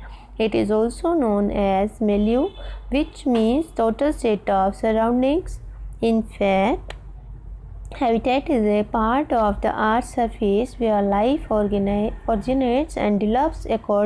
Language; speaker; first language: English; non-native, local second language; Hindi